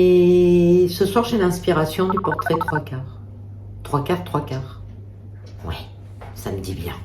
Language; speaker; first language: French; native; French